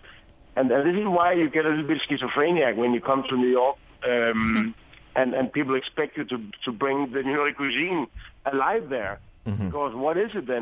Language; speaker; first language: English; non-native, fluent; Danish